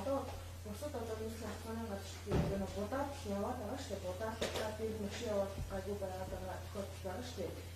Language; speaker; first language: Mongolian; native; Mongolian